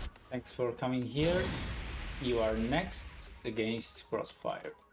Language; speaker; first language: English; non-native, fluent; Italian